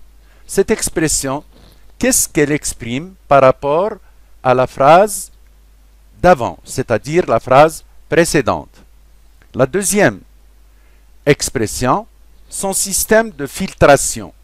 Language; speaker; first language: French; non-native, local second language; Arabic